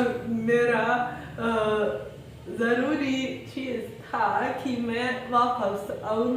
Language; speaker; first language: Hindi; non-native, learner; Russian